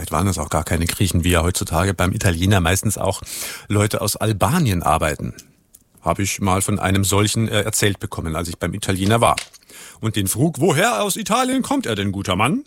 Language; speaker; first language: German; native; German